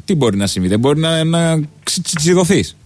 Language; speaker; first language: Greek; native; Greek